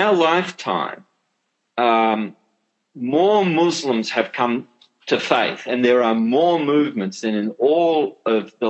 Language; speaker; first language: English; native; English